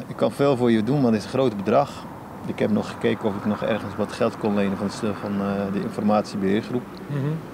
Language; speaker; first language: Dutch; early bilingual, other home language; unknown